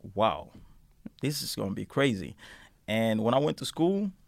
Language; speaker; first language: English; non-native, fluent; Finnish